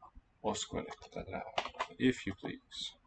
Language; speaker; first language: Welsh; non-native, learner; English